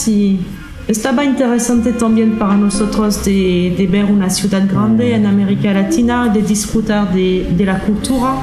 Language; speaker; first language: Spanish; non-native, learner; French